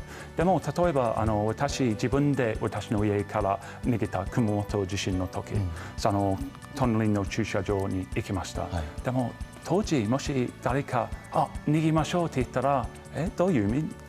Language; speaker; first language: Japanese; non-native, fluent; English